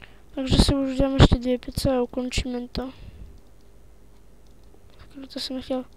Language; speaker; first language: Czech; native; Czech